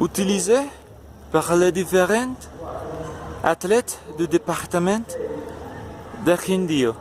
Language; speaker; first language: French; non-native, learner; Spanish